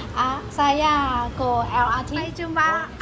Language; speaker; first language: Indonesian; non-native, learner; Thai